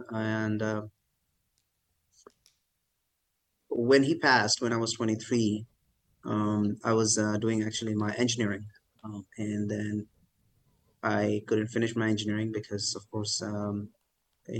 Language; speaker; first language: English; non-native, local second language; Bangla